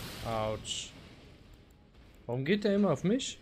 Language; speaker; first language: German; native; German